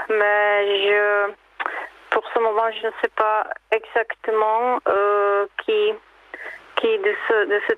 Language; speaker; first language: French; non-native, learner; Czech